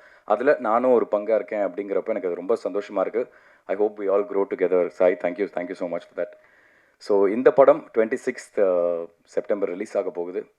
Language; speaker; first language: Tamil; native; Tamil